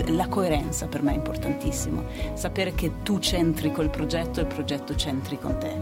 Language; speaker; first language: Italian; non-native, fluent; Swedish